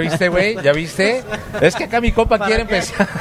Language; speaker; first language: Spanish; native; Spanish